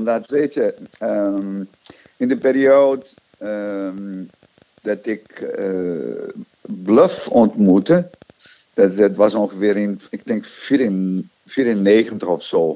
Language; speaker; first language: Dutch; non-native, fluent; Portuguese